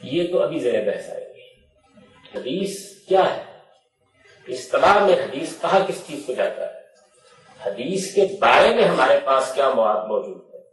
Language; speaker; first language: Urdu; non-native, local second language; Punjabi